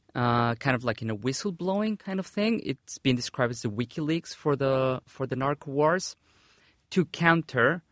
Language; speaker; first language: English; non-native, fluent; Spanish